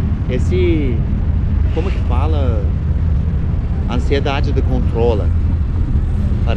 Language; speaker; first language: Portuguese; non-native, learner; Turkish